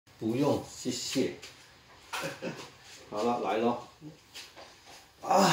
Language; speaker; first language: Chinese; non-native, local second language; Cantonese